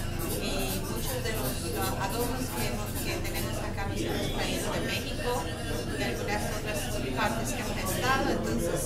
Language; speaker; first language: Spanish; early bilingual, other home language; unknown